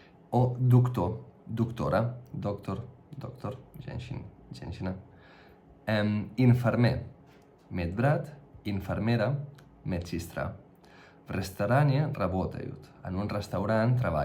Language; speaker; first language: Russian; non-native, fluent; Catalan